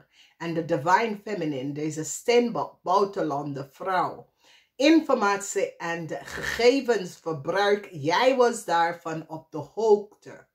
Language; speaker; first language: Dutch; non-native, fluent; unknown